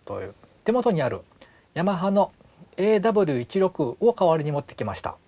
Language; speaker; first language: Japanese; native; Japanese